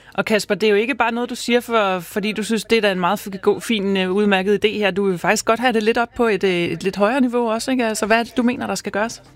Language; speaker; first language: Danish; native; Danish